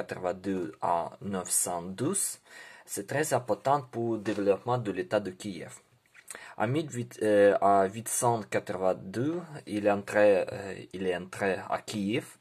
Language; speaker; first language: French; non-native, learner; Ukrainian